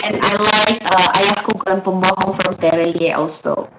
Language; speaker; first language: English; non-native, learner; Indonesian